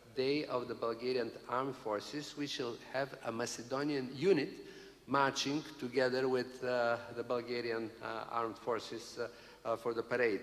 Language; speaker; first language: English; non-native, fluent; Bulgarian